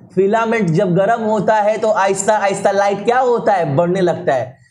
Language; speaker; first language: Hindi; native; Hindi